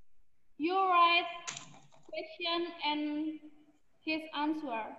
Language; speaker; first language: English; non-native, learner; Indonesian